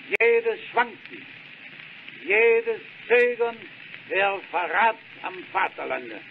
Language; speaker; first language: German; native; German